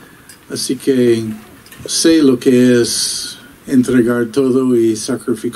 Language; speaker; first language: Spanish; non-native, fluent; English